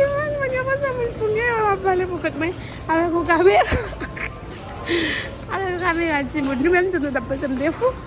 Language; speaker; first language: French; non-native, learner; Haitian Creole